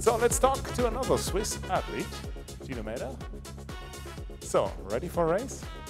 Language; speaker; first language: English; non-native, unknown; German